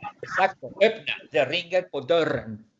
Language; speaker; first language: Swedish; non-native, fluent; Spanish